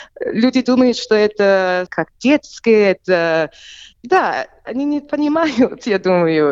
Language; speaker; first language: Russian; early bilingual, heritage; English